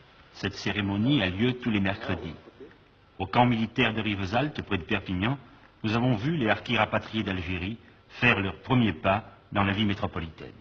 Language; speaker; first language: French; native; French